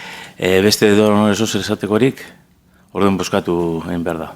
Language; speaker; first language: Basque; native; Basque